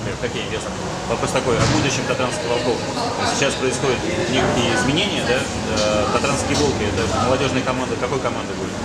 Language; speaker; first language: Russian; native; Russian